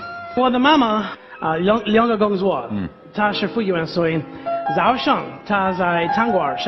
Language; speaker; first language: Chinese; non-native, learner; English